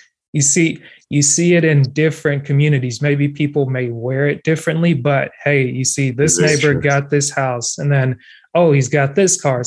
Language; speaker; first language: English; non-native, local second language; French